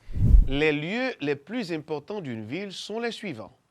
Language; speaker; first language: French; non-native, fluent; Spanish